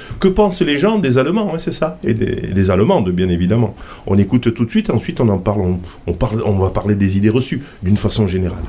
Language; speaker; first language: French; native; French